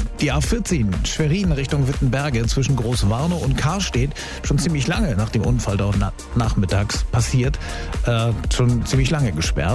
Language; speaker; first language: German; native; German